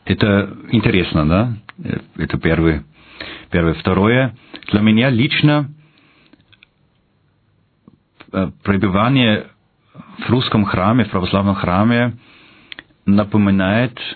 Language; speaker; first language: Russian; non-native, fluent; German